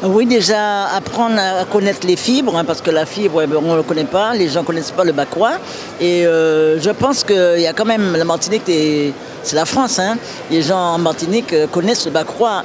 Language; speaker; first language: French; native; French